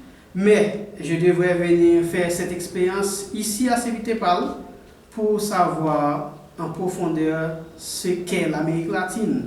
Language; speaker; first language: French; non-native, local second language; Haitian Creole